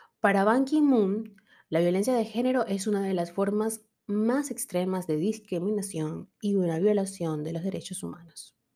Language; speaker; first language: Spanish; native; Spanish